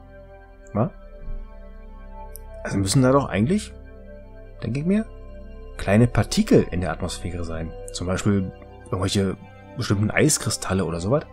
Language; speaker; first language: German; native; German